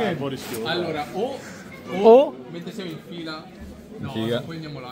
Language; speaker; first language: Italian; native; Italian